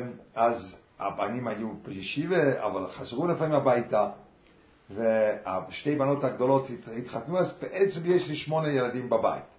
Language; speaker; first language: Hebrew; non-native, fluent; English